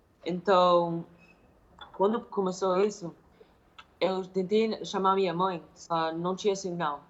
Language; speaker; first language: Portuguese; early bilingual, heritage; Arabic